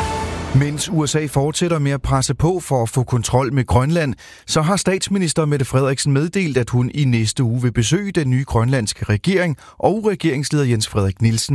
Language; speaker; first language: Danish; native; Danish